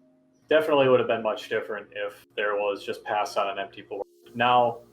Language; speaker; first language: English; native; English